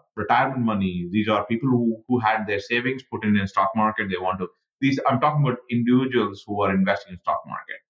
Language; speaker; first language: English; non-native, local second language; Tamil